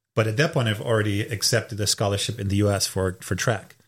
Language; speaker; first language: English; non-native, fluent; German